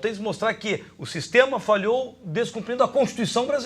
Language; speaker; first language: Portuguese; native; Portuguese